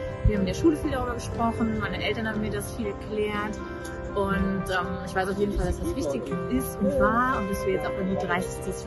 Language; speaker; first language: German; native; German